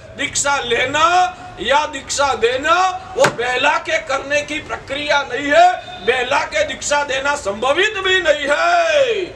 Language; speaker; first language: Hindi; non-native, local second language; Gujarati